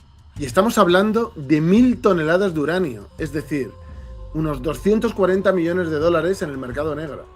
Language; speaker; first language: Spanish; native; Spanish